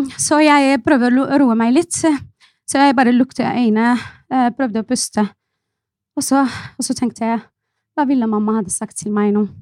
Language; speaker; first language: Norwegian; non-native, fluent; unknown